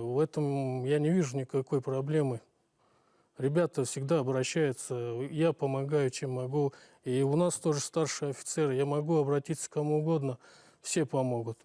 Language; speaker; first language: Russian; native; Russian